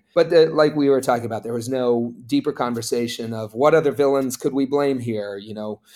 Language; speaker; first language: English; native; English